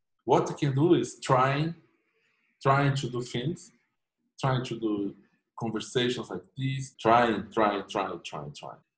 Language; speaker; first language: English; non-native, fluent; Portuguese